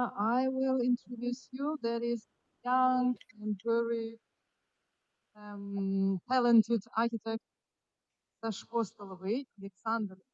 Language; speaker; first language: English; non-native, fluent; Ukrainian